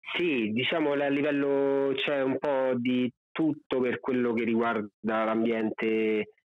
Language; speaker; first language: Italian; native; Italian